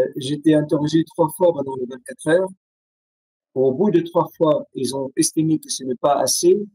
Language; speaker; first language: French; non-native, fluent; Arabic